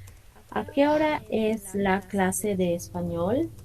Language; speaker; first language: Spanish; non-native, fluent; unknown